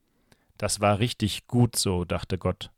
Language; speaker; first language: German; native; German